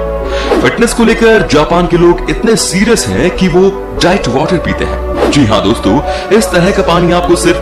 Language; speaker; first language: Hindi; native; Hindi